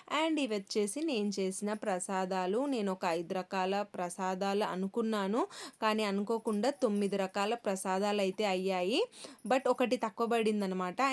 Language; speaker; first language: Telugu; non-native, local second language; Kannada